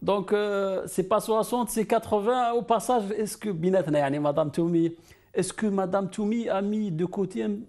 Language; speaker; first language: French; non-native, local second language; Arabic